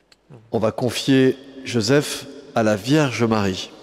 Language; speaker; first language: French; native; French